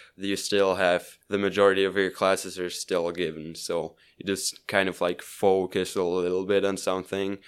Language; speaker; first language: English; non-native, fluent; Swiss German